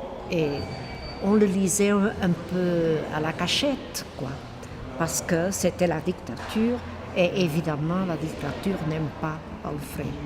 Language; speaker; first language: French; non-native, fluent; Portuguese